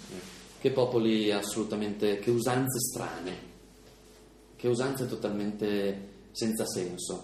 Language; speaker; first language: Italian; native; Italian